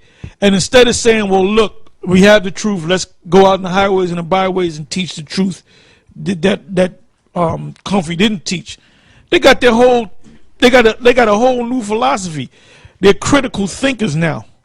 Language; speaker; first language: English; native; English